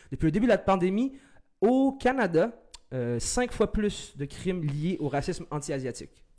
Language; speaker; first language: French; early bilingual, other home language; Arabic